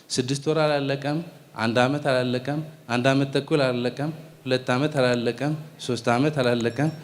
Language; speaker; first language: Amharic; non-native, fluent; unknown